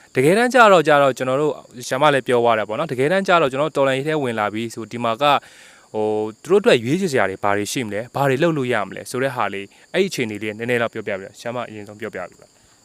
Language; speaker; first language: Burmese; non-native, local second language; Mon